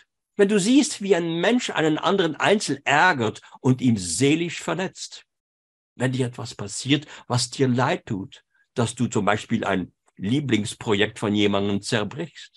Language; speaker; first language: German; non-native, fluent; French